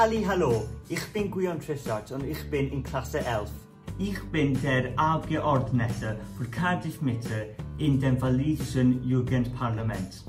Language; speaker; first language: German; non-native, learner; Welsh